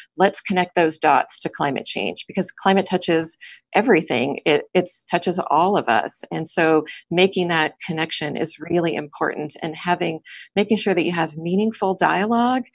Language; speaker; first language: English; native; English